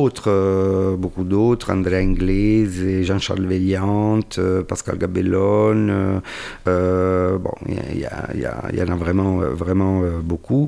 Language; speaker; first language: French; non-native, fluent; Italian